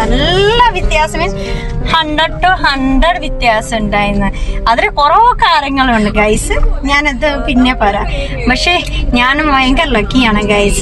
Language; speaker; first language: Malayalam; non-native, local second language; Hindi